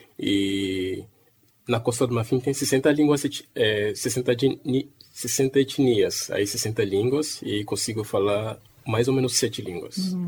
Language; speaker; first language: Portuguese; non-native, fluent; French